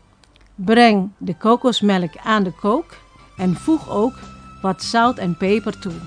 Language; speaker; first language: Dutch; non-native, fluent; Indonesian